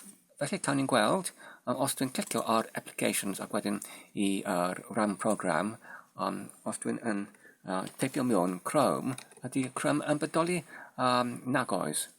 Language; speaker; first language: Welsh; non-native, learner; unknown